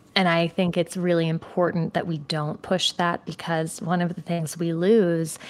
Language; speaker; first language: English; native; English